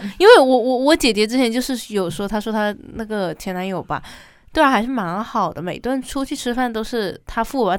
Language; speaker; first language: Chinese; native; Chinese